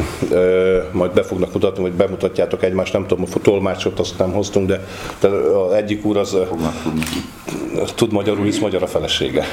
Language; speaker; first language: Hungarian; native; Hungarian